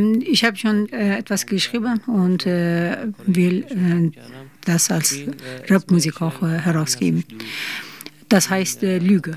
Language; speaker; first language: German; non-native, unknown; Persian